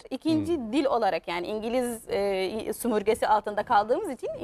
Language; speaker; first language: Turkish; non-native, fluent; Arabic